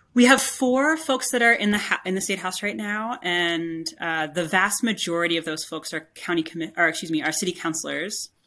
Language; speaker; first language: English; native; English